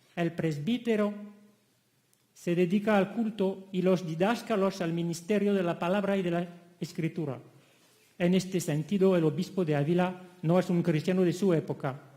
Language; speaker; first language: Spanish; non-native, fluent; French